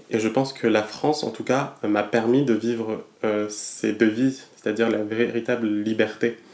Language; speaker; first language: French; non-native, local second language; Malagasy